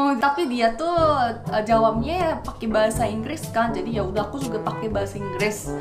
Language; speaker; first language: Indonesian; non-native, fluent; Korean